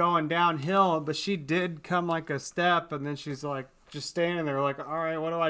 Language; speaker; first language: English; native; English